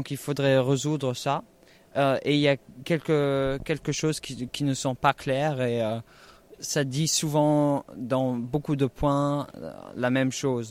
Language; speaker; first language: French; non-native, fluent; German